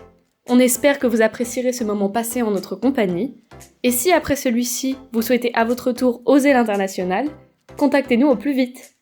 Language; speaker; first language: French; native; French